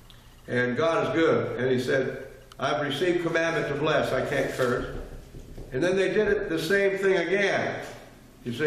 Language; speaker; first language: English; native; English